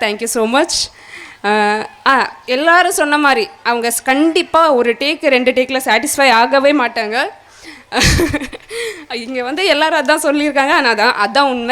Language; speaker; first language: Tamil; non-native, learner; Malayalam